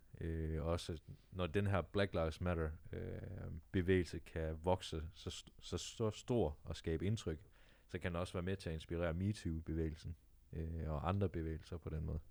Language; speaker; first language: Danish; native; Danish